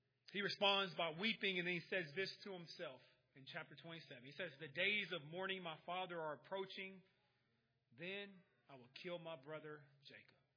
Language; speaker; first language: English; native; English